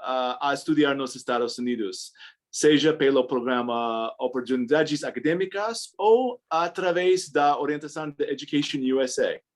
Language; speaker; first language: Portuguese; non-native, fluent; English